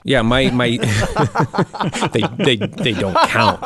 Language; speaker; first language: English; native; English